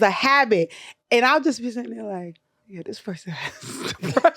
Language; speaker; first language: English; native; English